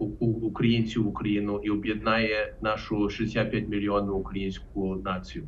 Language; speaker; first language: Ukrainian; early bilingual, heritage; Ukrainian